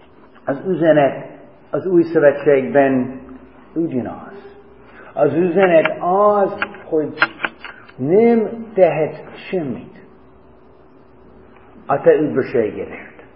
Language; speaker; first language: Hungarian; non-native, fluent; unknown